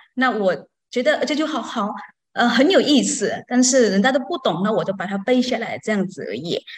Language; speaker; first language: Chinese; non-native, learner; Vietnamese